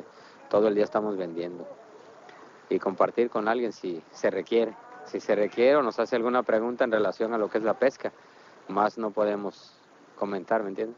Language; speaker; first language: Spanish; native; Spanish